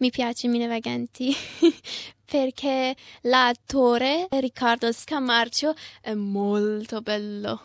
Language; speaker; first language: Italian; non-native, learner; Persian